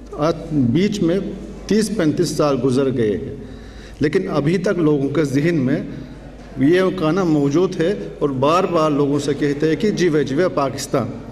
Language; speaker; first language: Urdu; non-native, fluent; Turkish